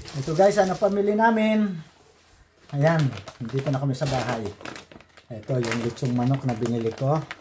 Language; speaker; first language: Filipino; native; Filipino